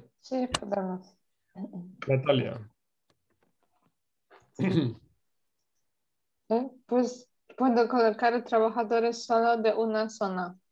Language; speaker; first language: Spanish; non-native, learner; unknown